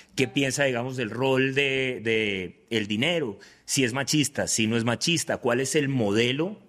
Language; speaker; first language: Spanish; native; Spanish